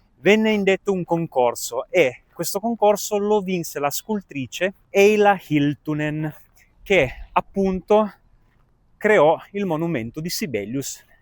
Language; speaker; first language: Italian; native; Italian